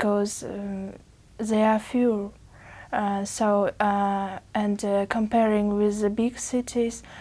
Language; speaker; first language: English; non-native, fluent; Uzbek